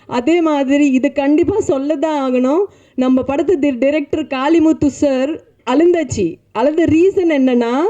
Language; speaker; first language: Tamil; non-native, fluent; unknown